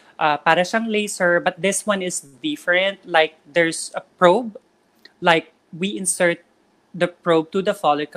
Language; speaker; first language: English; non-native, local second language; Filipino